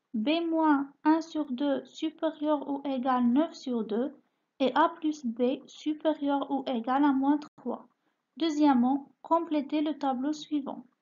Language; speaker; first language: French; non-native, local second language; Arabic